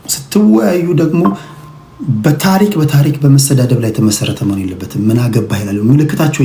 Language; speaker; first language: Amharic; native; Amharic